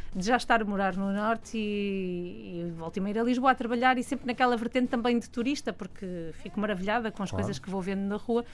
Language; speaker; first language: Portuguese; native; Portuguese